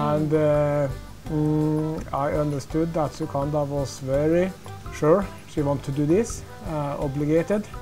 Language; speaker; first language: English; non-native, fluent; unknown